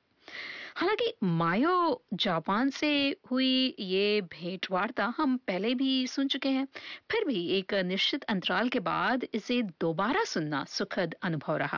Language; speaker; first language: Hindi; native; Hindi